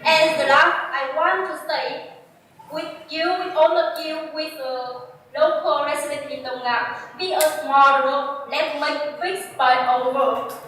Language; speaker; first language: English; non-native, learner; Vietnamese